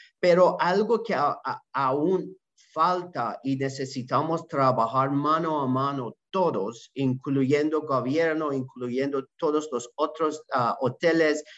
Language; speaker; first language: Spanish; non-native, learner; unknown